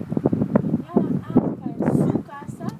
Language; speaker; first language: Spanish; non-native, fluent; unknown